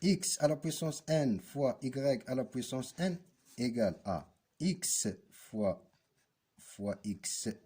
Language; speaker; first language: French; non-native, local second language; Arabic